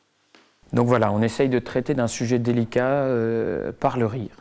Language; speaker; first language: French; native; French